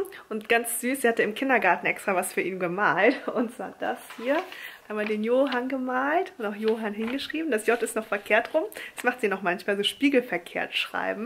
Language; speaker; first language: German; native; German